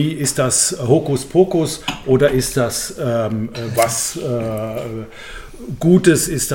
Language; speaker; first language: German; native; German